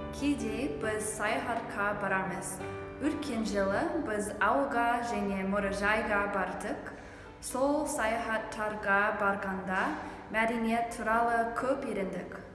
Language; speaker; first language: Kazakh; non-native, learner; English